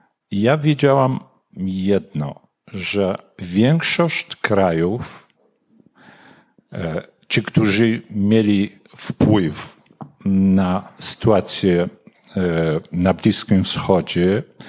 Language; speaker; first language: Polish; non-native, fluent; Kurdish